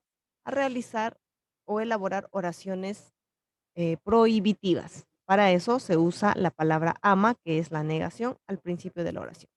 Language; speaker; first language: Spanish; non-native, local second language; Quechua